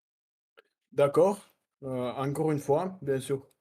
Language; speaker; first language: French; non-native, learner; Russian